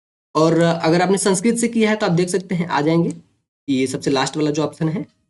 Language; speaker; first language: Hindi; native; Hindi